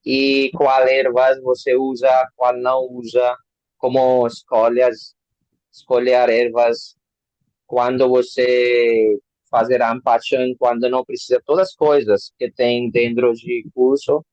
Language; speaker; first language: Portuguese; non-native, learner; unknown